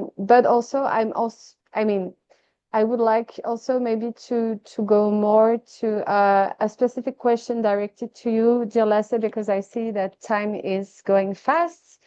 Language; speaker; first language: English; non-native, fluent; French